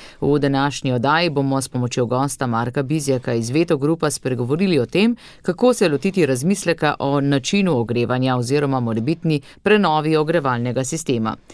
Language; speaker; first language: Slovenian; native; Slovenian